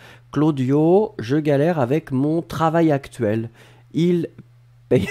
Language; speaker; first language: French; native; French